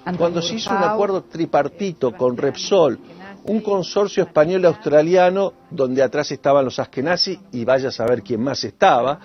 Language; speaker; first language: Spanish; native; Spanish